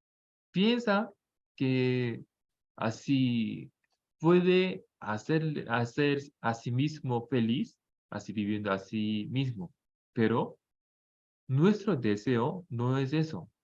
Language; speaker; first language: Spanish; non-native, fluent; Korean